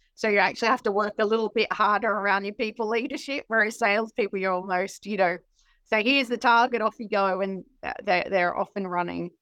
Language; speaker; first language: English; native; English